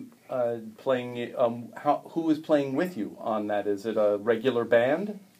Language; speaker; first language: English; native; English